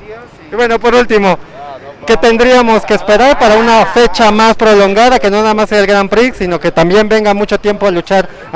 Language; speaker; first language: Spanish; native; Spanish